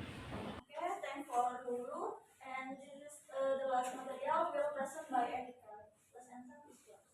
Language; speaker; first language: English; non-native, learner; Indonesian